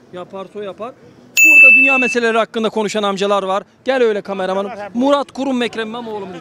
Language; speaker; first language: Turkish; native; Turkish